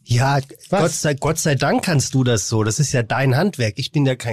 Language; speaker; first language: German; native; German